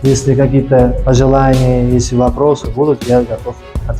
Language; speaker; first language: Russian; non-native, local second language; Uzbek